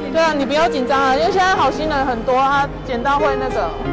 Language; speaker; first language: Chinese; native; Chinese